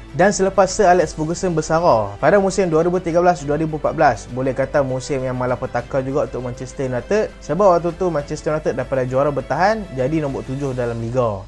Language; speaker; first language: Malay; native; Malay